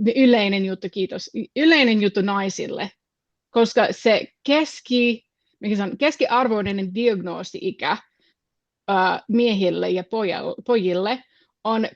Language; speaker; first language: Finnish; non-native, fluent; English